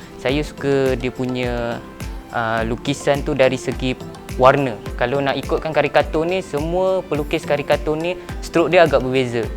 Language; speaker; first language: Malay; native; Malay